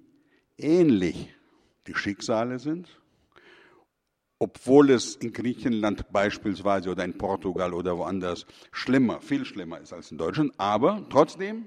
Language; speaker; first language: German; non-native, fluent; Greek